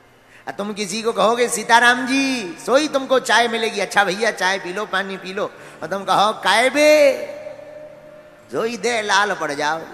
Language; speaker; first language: Hindi; native; Hindi